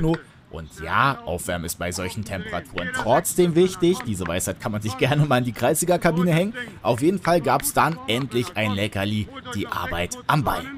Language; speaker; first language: German; native; German